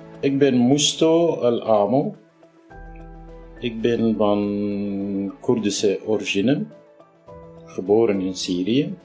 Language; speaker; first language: Dutch; non-native, fluent; Kurdish